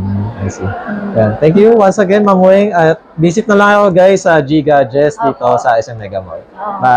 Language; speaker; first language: Filipino; native; Filipino